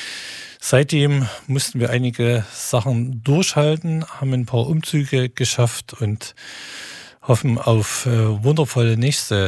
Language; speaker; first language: German; native; German